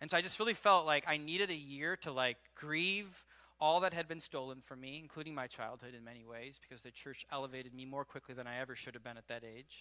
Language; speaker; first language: English; native; English